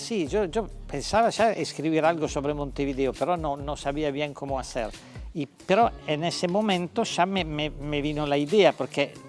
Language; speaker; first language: Spanish; non-native, fluent; Italian